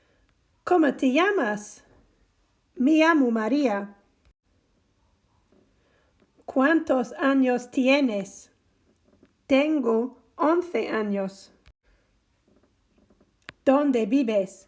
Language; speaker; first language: Spanish; non-native, learner; English